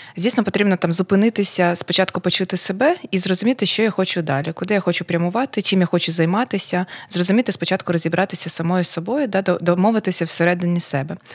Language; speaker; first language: Ukrainian; non-native, local second language; Russian